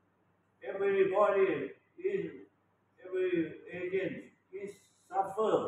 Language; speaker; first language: English; non-native, learner; Thai